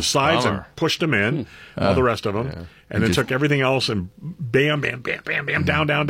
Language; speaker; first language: English; native; English